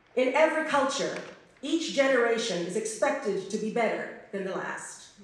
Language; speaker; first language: English; native; English